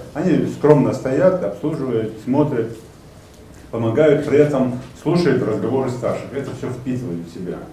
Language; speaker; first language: Russian; non-native, local second language; Ingush